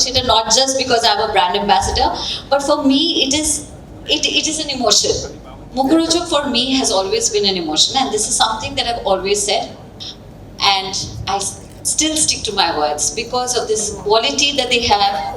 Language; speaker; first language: English; non-native, local second language; Bangla